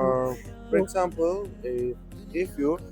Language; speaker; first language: English; non-native, learner; Azerbaijani